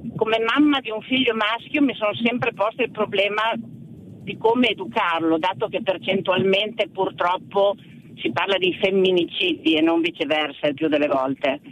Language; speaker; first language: Italian; native; Italian